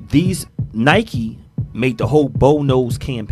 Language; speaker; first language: English; native; English